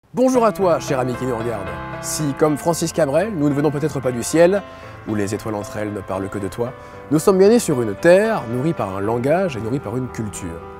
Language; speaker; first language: French; native; French